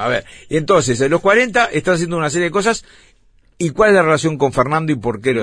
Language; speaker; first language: Spanish; native; Spanish